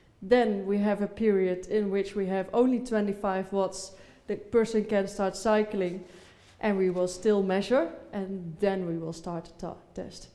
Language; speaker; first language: English; non-native, fluent; Dutch